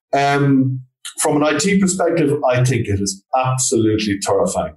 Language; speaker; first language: English; native; English